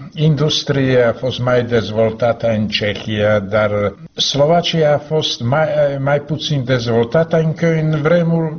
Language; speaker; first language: Romanian; non-native, learner; Slovak